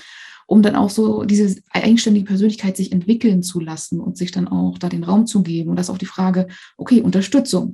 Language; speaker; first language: German; native; German